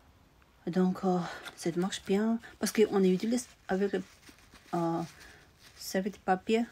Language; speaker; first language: French; non-native, learner; Tibetan